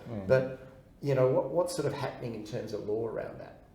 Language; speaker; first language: English; native; English